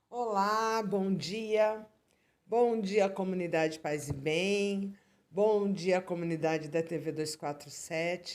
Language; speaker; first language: Portuguese; native; Portuguese